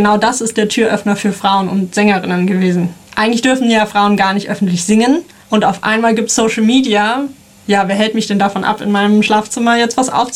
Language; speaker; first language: German; native; German